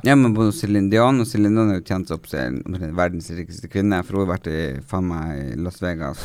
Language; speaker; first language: Norwegian; native; Norwegian